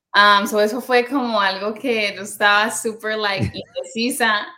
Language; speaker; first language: Spanish; early bilingual, heritage; Spanish